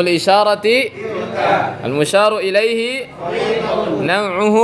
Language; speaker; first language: Arabic; non-native, fluent; Indonesian